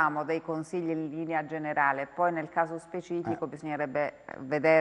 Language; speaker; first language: Italian; native; Italian